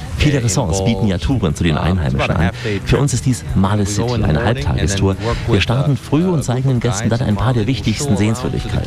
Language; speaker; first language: German; native; German